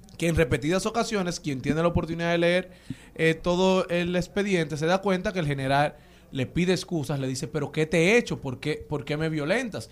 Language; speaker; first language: Spanish; native; Spanish